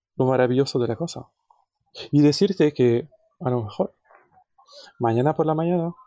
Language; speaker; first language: Spanish; non-native, fluent; French